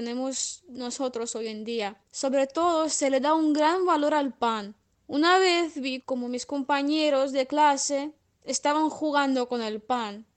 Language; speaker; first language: Spanish; non-native, fluent; Russian